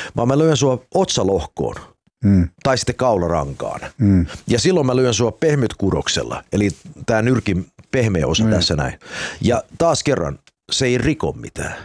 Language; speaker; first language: Finnish; early bilingual, heritage; Finnish